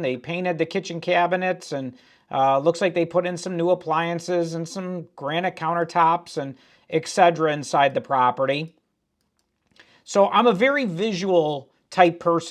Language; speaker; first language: English; native; English